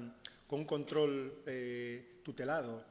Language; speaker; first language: Spanish; native; Spanish